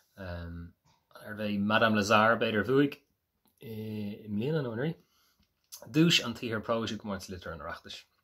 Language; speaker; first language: Irish; native; Irish